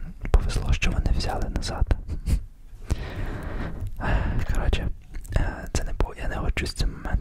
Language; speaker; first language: Ukrainian; early bilingual, heritage; Ukrainian